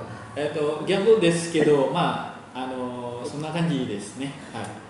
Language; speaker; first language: Japanese; non-native, fluent; Indonesian